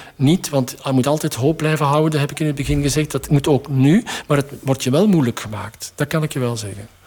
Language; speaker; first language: Dutch; native; Dutch